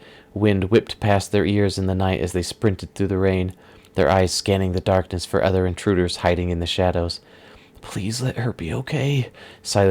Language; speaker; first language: English; native; English